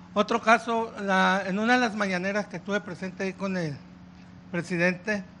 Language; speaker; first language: Spanish; native; Spanish